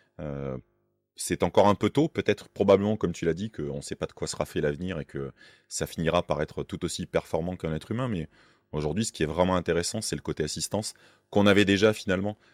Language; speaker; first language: French; native; French